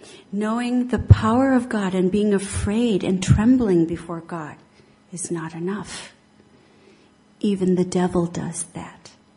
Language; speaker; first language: English; native; English